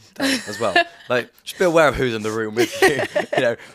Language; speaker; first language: English; native; English